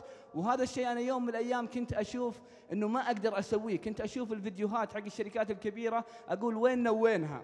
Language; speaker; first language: Arabic; native; Arabic